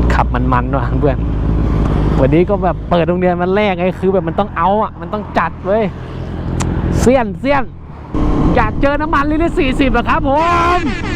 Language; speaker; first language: Thai; native; Thai